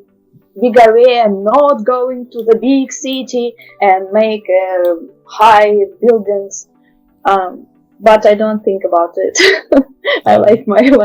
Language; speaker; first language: English; non-native, learner; Russian